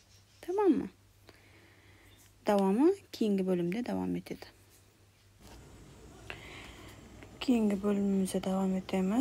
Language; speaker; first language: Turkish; non-native, fluent; Kara-Kalpak